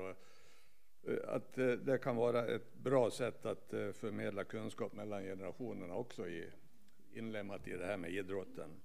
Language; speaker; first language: Swedish; native; Swedish